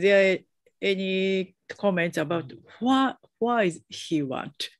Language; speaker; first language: English; non-native, fluent; Japanese